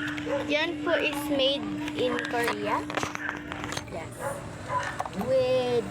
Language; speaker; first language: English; non-native, local second language; Filipino